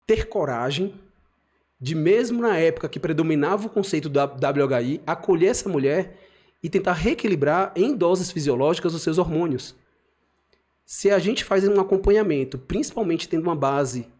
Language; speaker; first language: Portuguese; native; Portuguese